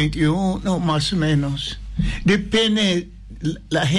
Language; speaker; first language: Spanish; non-native, learner; English